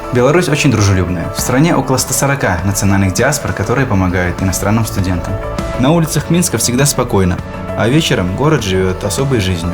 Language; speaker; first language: Russian; native; Russian